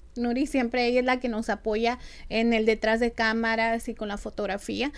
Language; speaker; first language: Spanish; native; Spanish